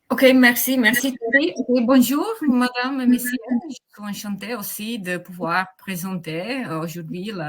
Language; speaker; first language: French; non-native, fluent; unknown